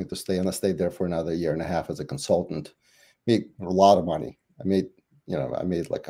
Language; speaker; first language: English; non-native, fluent; Russian